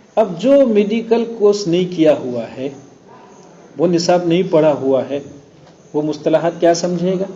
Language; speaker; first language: Urdu; non-native, local second language; Gujarati